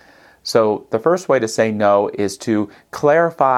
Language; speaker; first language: English; native; English